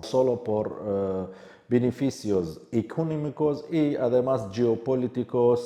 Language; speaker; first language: Spanish; non-native, fluent; Kurdish